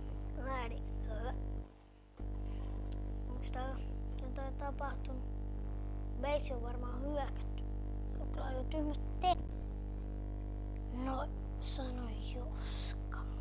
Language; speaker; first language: Finnish; native; Finnish